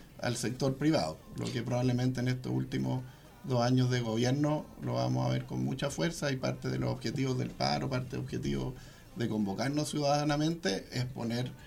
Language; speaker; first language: Spanish; native; Spanish